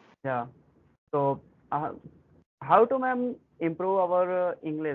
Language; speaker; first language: English; non-native, learner; Hindi